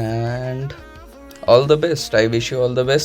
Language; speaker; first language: English; non-native, local second language; Hindi